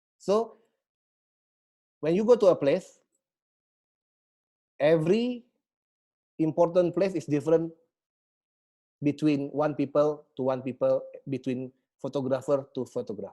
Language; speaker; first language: English; non-native, learner; Indonesian